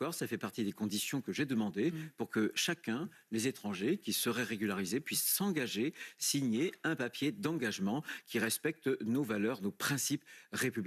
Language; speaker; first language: French; native; French